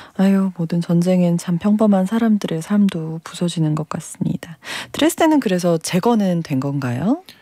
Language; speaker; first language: Korean; native; Korean